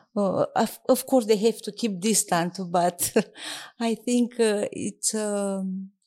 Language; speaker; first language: English; non-native, learner; Romanian